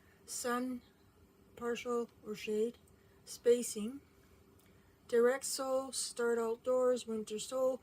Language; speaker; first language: English; native; English